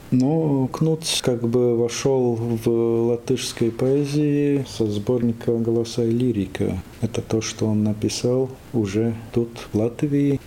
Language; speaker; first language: Russian; non-native, local second language; Latvian